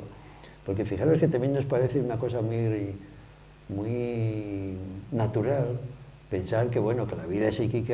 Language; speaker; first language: Spanish; native; Spanish